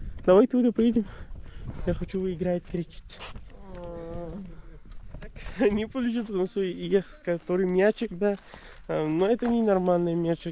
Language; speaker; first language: Russian; non-native, learner; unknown